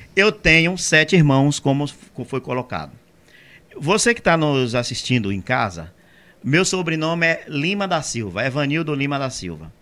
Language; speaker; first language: Portuguese; native; Portuguese